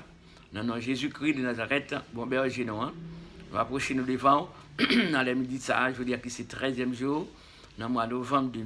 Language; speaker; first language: French; non-native, local second language; Haitian Creole